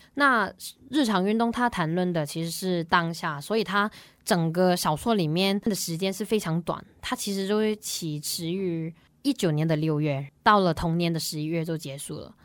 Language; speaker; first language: Chinese; non-native, local second language; Cantonese